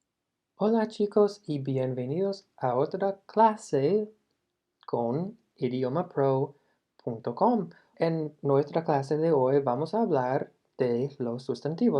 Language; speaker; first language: Spanish; non-native, fluent; English